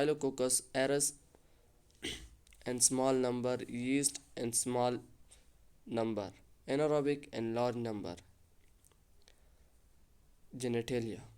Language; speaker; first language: English; non-native, local second language; Urdu